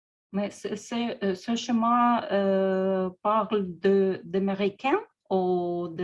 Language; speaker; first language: French; non-native, learner; Russian